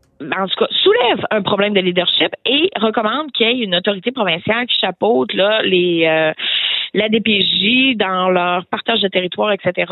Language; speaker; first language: French; native; French